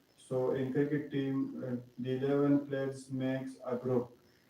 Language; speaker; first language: English; non-native, learner; Pashto